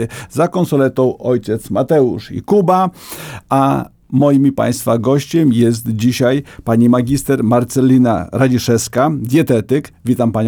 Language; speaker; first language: Polish; native; Polish